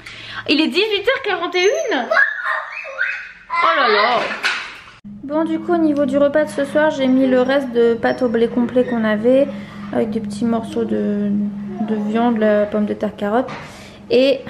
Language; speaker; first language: French; native; French